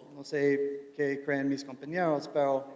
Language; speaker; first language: Spanish; non-native, fluent; English